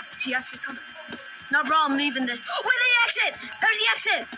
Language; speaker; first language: English; native; English